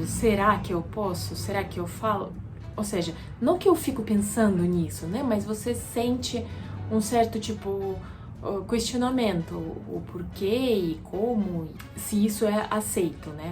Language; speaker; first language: Portuguese; non-native, fluent; Russian